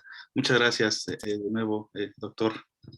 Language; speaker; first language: Spanish; native; Spanish